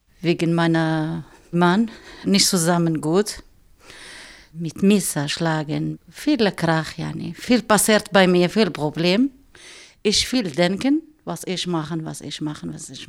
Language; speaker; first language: German; non-native, learner; Arabic